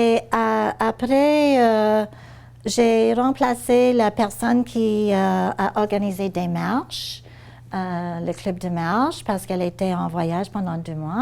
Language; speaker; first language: French; non-native, fluent; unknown